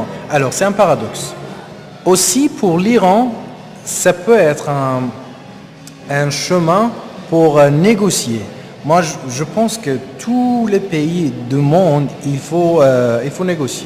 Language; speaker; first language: French; non-native, learner; Persian